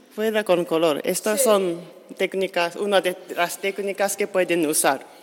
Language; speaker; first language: Spanish; non-native, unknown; Japanese